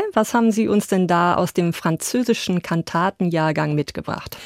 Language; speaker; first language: German; native; German